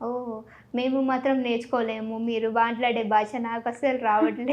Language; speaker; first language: Telugu; native; Telugu